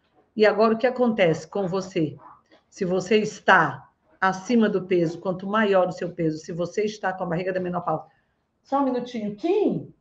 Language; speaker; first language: Portuguese; native; Portuguese